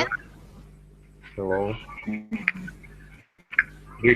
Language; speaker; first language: English; non-native, learner; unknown